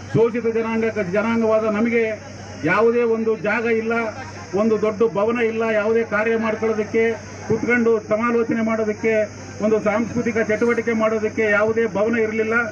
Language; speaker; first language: Kannada; native; Kannada